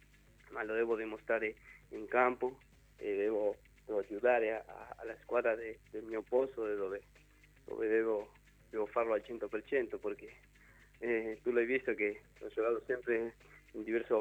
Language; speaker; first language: Italian; non-native, learner; Spanish